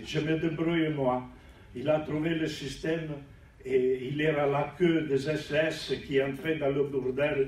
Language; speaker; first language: French; non-native, learner; Italian